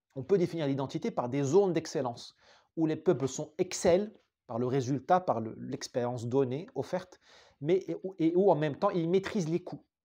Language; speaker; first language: French; non-native, local second language; Arabic